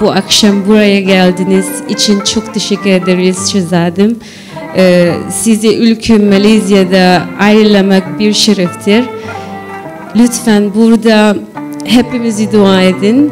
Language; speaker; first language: Turkish; non-native, learner; Malay